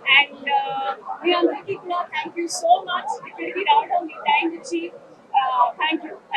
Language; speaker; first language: Telugu; non-native, learner; Hindi